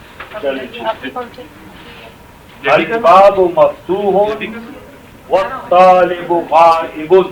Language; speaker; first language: Arabic; non-native, fluent; Urdu